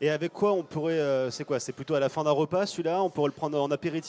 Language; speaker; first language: French; native; French